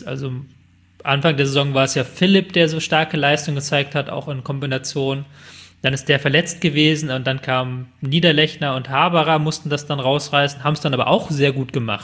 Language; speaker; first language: German; native; German